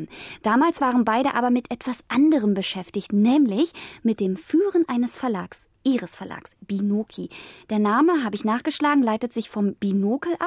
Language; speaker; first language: German; native; German